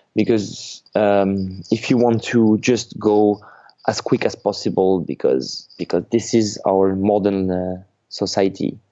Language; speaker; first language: English; non-native, fluent; French